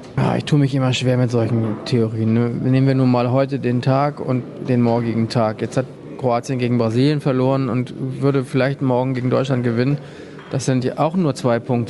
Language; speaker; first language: German; native; German